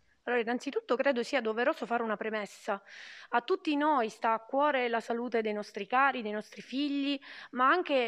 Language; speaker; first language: Italian; native; Italian